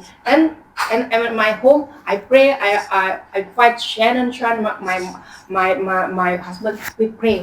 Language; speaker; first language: English; non-native, learner; Indonesian